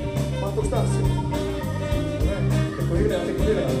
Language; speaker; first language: Finnish; native; Finnish